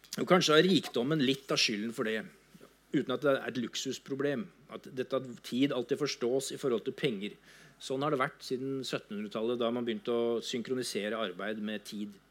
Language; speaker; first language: Norwegian; native; Norwegian